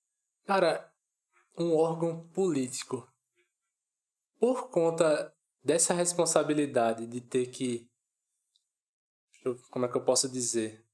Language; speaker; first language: Portuguese; native; Portuguese